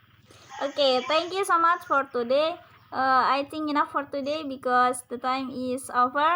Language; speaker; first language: English; non-native, learner; Indonesian